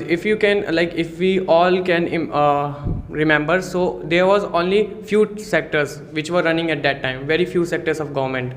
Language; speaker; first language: English; non-native, local second language; Hindi